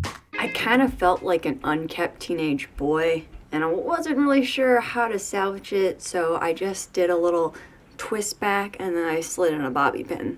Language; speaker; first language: English; native; English